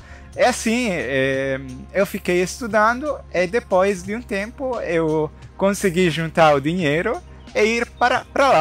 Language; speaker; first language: Portuguese; non-native, learner; Italian